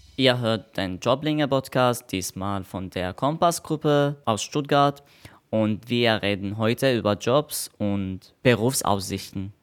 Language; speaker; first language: German; non-native, fluent; Arabic